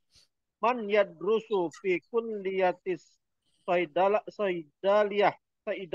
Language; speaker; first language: Arabic; non-native, learner; Indonesian